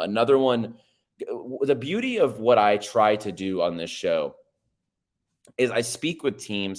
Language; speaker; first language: English; native; English